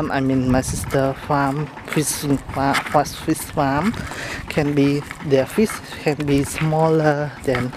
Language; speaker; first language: English; non-native, learner; Khmer